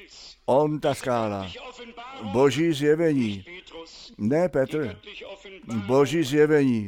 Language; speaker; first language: Czech; non-native, fluent; German